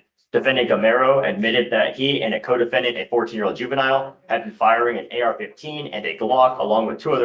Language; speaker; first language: English; native; English